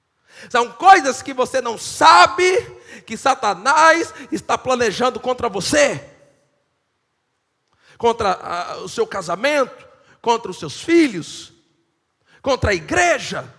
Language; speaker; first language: Portuguese; native; Portuguese